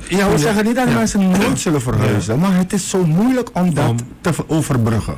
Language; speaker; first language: Dutch; native; Dutch